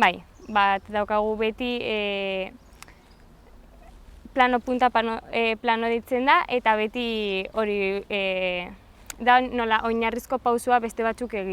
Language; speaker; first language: Basque; non-native, local second language; Spanish